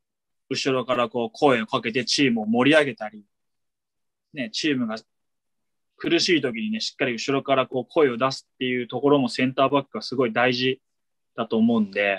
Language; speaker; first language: Japanese; native; Japanese